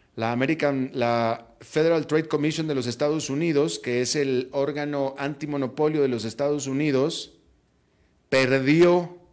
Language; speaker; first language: Spanish; native; Spanish